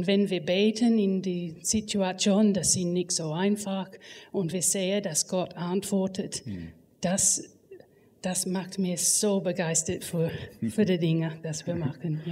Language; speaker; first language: German; non-native, learner; English